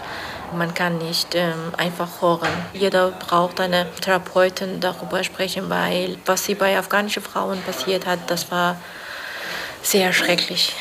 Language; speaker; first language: German; non-native, learner; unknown